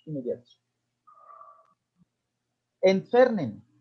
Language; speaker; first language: German; non-native, fluent; Spanish